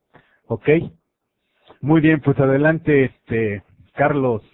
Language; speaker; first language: Spanish; native; Spanish